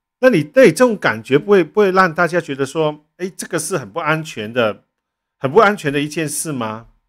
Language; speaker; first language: Chinese; non-native, local second language; Cantonese